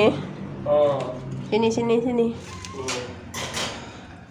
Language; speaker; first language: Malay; non-native, local second language; Javanese